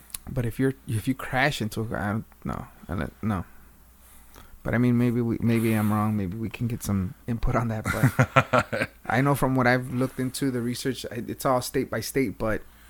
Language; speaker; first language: English; early bilingual, other home language; Spanish